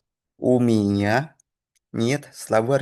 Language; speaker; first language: Russian; non-native, learner; Indonesian